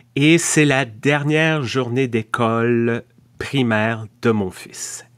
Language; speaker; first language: French; native; French